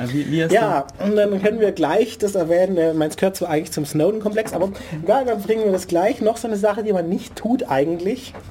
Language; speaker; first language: German; native; German